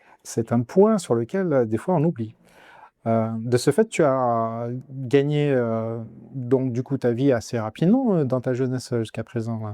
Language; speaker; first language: French; native; French